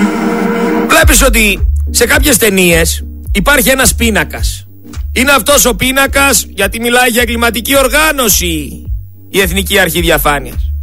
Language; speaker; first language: Greek; native; Greek